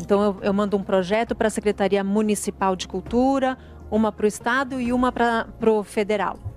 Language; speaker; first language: Portuguese; native; Portuguese